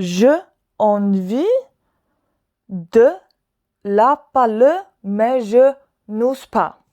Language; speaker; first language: French; non-native, fluent; Swedish